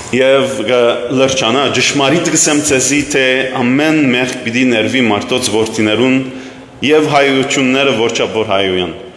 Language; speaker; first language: Armenian; early bilingual, heritage; Armenian